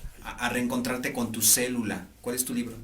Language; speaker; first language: Spanish; native; Spanish